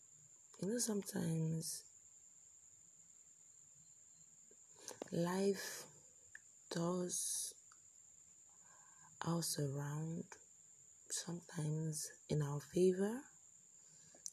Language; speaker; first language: English; non-native, local second language; Igbo